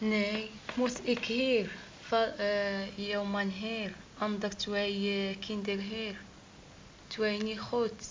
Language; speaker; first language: Dutch; non-native, learner; Arabic